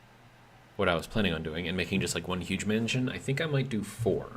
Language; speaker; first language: English; native; English